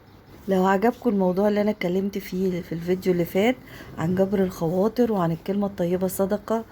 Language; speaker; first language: Arabic; native; Arabic